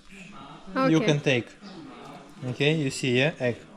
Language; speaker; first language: English; non-native, learner; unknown